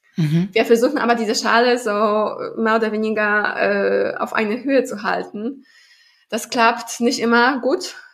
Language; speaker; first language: German; non-native, fluent; Polish